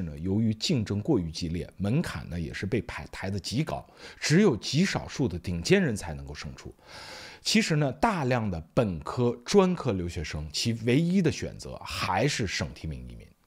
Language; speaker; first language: Chinese; native; Chinese